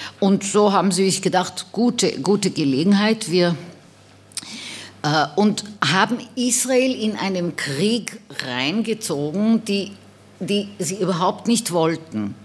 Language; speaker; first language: German; non-native, fluent; Hebrew